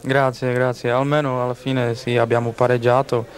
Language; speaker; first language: Italian; non-native, learner; Czech